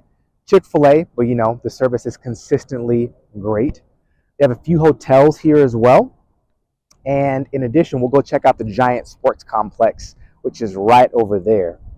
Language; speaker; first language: English; native; English